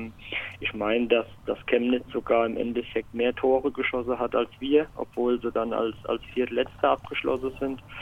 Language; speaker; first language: German; native; German